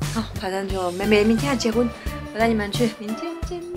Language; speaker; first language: Chinese; non-native, fluent; French